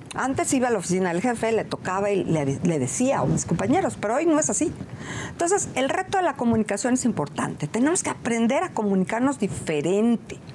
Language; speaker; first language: Spanish; native; Spanish